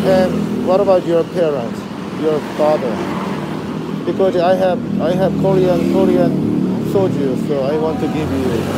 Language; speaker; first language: English; non-native, learner; Korean